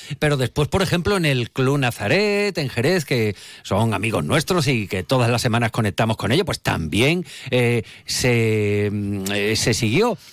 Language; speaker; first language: Spanish; native; Spanish